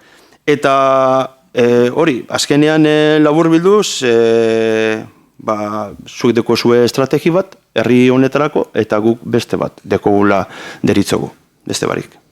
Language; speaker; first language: Basque; native; Basque